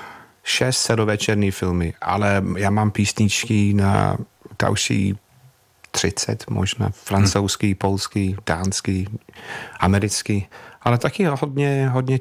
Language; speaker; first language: Czech; non-native, fluent; English